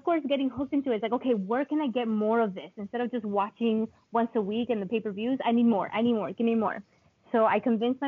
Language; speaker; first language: English; non-native, fluent; Spanish